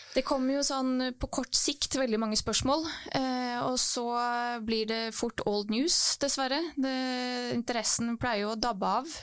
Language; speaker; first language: Norwegian; early bilingual, other home language; Bosnian